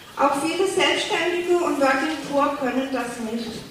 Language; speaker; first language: German; native; German